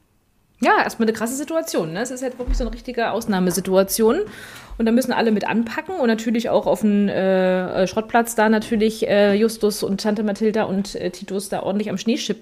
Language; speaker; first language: German; native; German